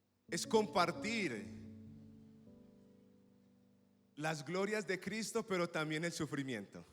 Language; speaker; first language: Spanish; native; Spanish